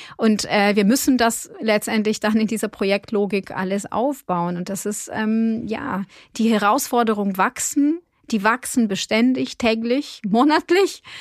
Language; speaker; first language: German; non-native, fluent; Russian